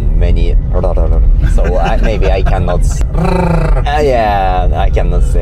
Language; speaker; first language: English; non-native, learner; Japanese